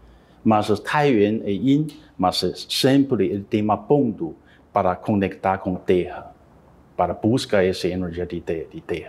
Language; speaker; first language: Portuguese; non-native, learner; Chinese